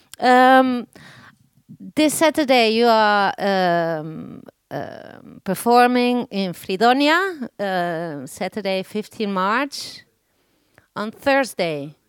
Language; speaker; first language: English; non-native, learner; Spanish